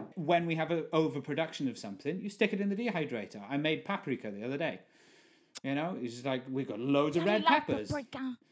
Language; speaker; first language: English; native; English